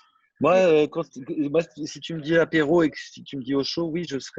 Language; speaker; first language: French; native; French